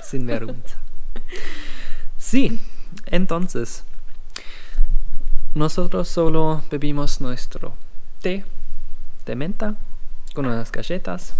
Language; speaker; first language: Spanish; non-native, learner; German